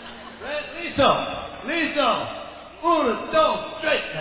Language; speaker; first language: Spanish; non-native, learner; English